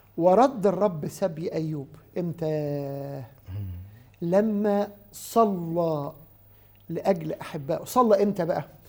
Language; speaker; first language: Egyptian Arabic; native; Egyptian Arabic